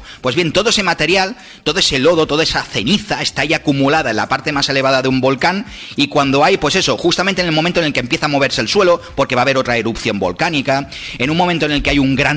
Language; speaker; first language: Spanish; native; Spanish